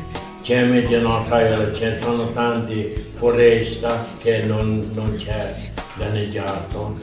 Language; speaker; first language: Italian; non-native, fluent; Tibetan